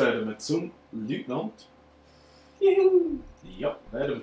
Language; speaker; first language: German; native; German